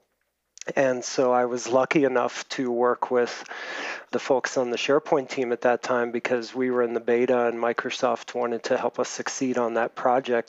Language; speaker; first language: English; native; English